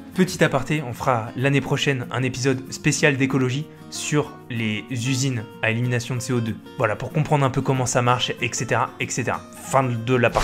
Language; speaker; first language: French; native; French